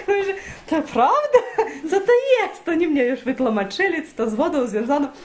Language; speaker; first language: Polish; non-native, learner; Ukrainian